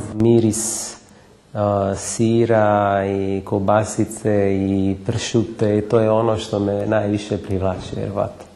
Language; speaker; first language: Serbian; non-native, fluent; Italian